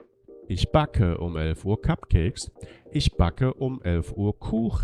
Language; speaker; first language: German; non-native, fluent; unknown